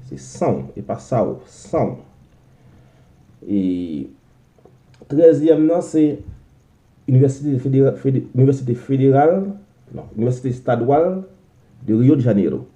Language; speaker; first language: French; non-native, local second language; Haitian Creole